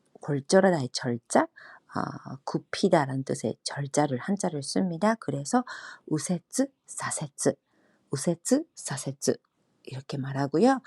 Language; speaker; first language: Korean; non-native, fluent; Japanese